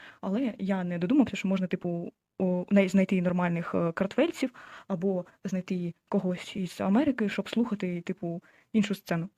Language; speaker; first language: Ukrainian; non-native, local second language; Russian